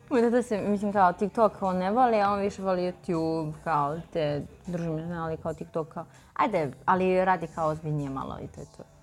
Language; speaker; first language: Serbian; non-native, fluent; Chinese